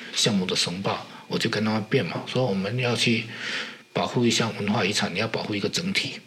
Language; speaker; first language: Chinese; non-native, local second language; Min Nan Chinese